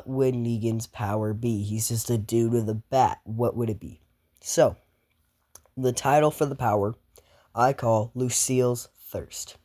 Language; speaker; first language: English; native; English